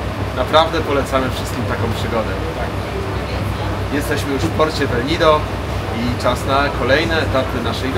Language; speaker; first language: Polish; native; Polish